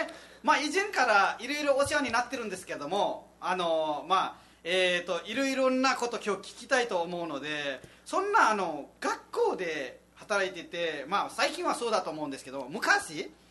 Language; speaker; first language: Japanese; non-native, fluent; Nepali